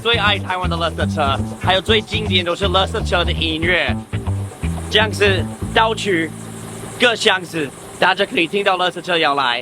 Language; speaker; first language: Chinese; non-native, fluent; English